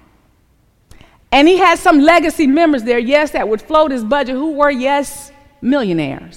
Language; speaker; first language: English; native; English